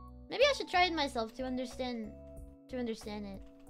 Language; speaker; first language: English; non-native, fluent; Spanish